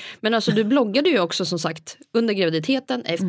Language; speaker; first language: Swedish; native; Swedish